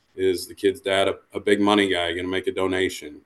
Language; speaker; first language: English; native; English